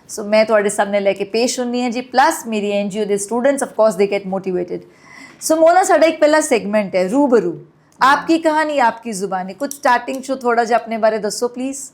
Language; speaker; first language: Hindi; non-native, local second language; Punjabi